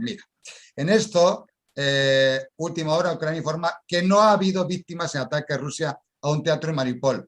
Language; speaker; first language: Spanish; native; Spanish